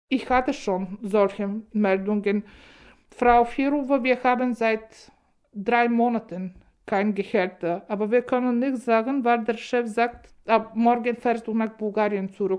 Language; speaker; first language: German; non-native, fluent; Bulgarian